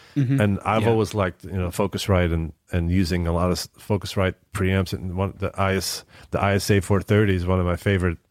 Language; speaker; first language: English; non-native, fluent; Dutch